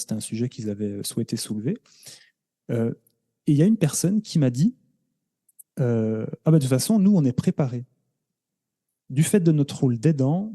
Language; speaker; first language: French; native; French